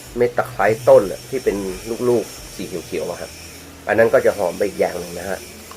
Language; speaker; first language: Thai; non-native, local second language; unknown